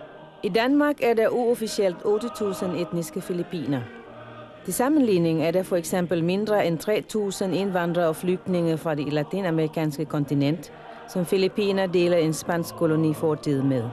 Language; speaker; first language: Danish; non-native, fluent; Filipino